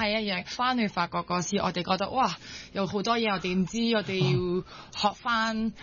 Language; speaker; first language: Cantonese; non-native, local second language; French